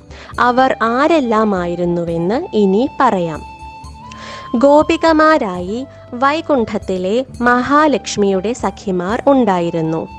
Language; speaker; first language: Malayalam; native; Malayalam